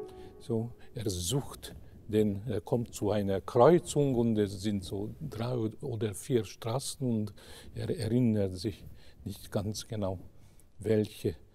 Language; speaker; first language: German; non-native, fluent; Hungarian